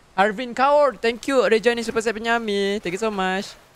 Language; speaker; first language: English; non-native, local second language; Malay